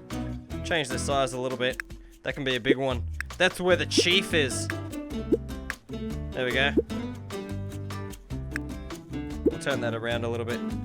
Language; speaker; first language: English; native; English